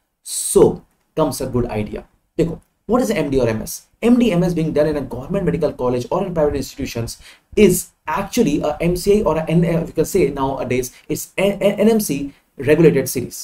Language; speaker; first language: English; non-native, local second language; Hindi